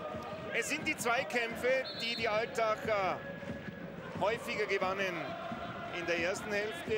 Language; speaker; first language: German; native; German